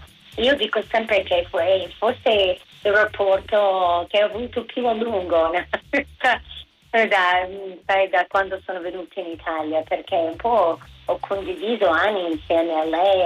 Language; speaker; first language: Italian; non-native, fluent; English